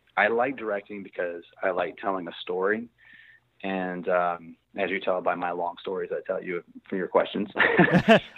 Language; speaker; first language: English; native; English